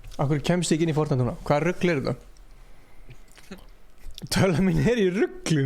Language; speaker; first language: Icelandic; native; Icelandic